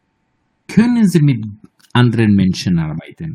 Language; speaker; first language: German; non-native, fluent; Bangla